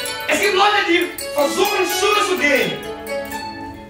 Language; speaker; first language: German; non-native, learner; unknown